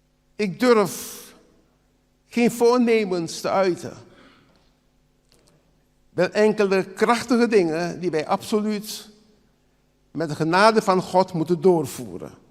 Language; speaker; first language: Dutch; non-native, local second language; Papiamento